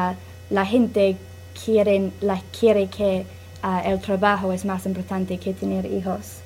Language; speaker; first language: Spanish; non-native, learner; English